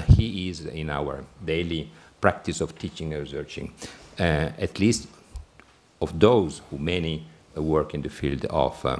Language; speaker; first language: English; non-native, fluent; Italian